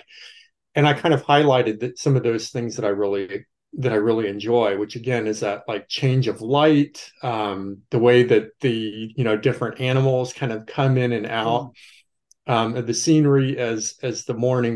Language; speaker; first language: English; native; English